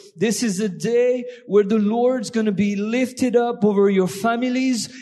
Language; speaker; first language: English; non-native, fluent; French